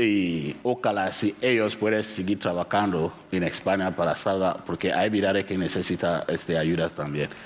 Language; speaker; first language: Spanish; non-native, learner; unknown